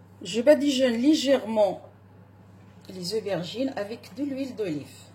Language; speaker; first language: French; non-native, local second language; Arabic